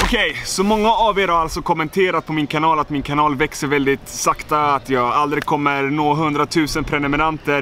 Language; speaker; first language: Swedish; native; Swedish